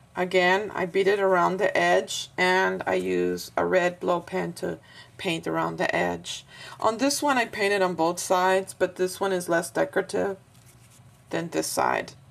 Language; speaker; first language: English; non-native, fluent; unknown